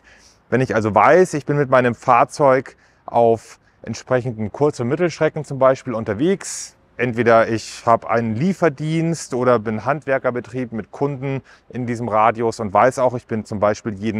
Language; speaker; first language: German; native; German